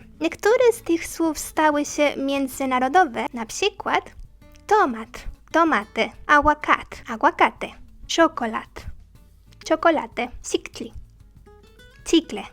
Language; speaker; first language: Polish; non-native, learner; Spanish